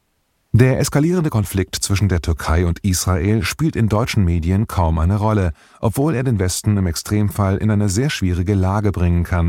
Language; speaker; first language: German; native; German